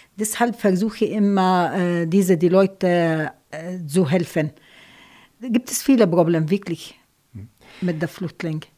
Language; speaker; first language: German; non-native, learner; Arabic